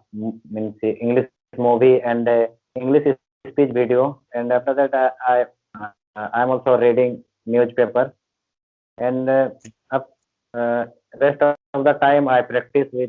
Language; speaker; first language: English; non-native, learner; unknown